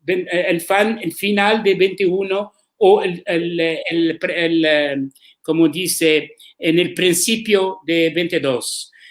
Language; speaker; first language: Spanish; non-native, learner; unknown